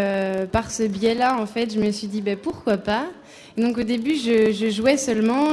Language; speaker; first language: French; native; French